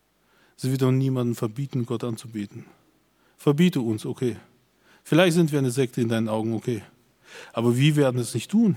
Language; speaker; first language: German; native; German